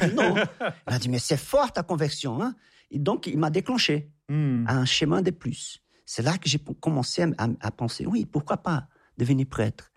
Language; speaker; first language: French; non-native, fluent; Portuguese